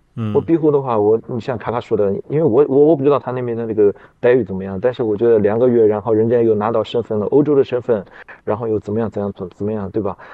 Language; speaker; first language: Chinese; native; Chinese